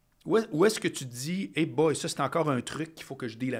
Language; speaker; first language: French; native; French